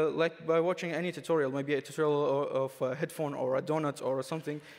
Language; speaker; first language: English; non-native, fluent; Arabic